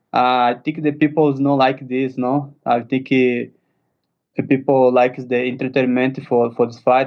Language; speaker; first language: English; non-native, learner; Portuguese